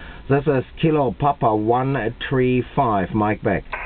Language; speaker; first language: English; non-native, fluent; German